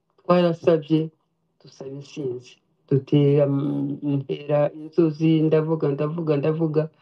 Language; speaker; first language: Kinyarwanda; native; Kinyarwanda